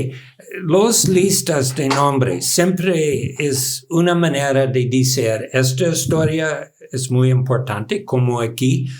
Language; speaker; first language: Spanish; non-native, learner; English